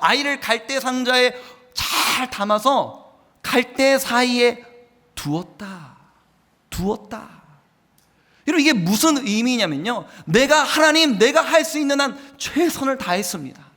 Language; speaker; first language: Korean; native; Korean